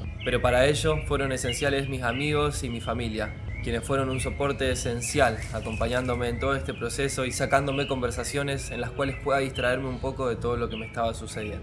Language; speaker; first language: Spanish; native; Spanish